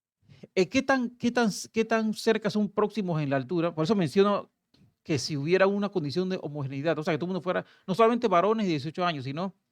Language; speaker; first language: Spanish; native; Spanish